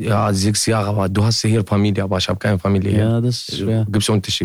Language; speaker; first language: German; non-native, learner; Arabic